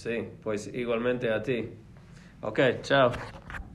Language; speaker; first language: Spanish; non-native, fluent; English